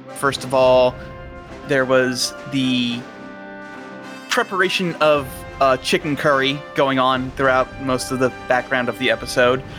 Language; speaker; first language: English; native; English